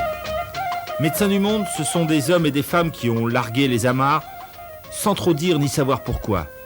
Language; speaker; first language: French; native; French